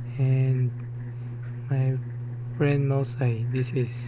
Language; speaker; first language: English; non-native, learner; Cebuano